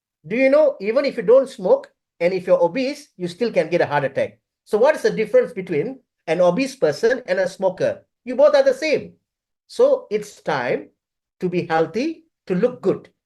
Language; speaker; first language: English; non-native, local second language; Tamil